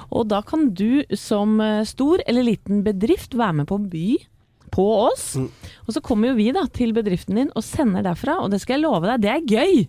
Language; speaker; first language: Norwegian; native; Norwegian